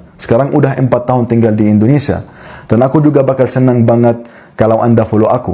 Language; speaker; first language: Indonesian; non-native, fluent; Arabic